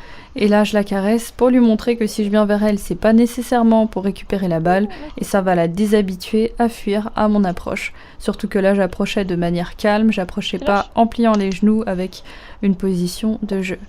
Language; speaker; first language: French; native; French